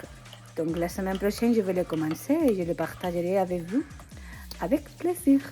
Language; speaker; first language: French; non-native, fluent; Spanish